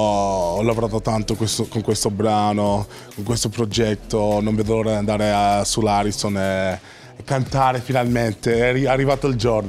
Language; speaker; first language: Italian; non-native, fluent; English